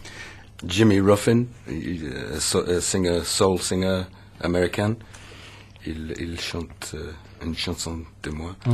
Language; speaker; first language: French; non-native, learner; English